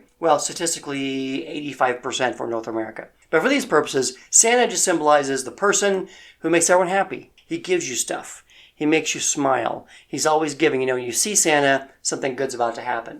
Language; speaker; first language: English; native; English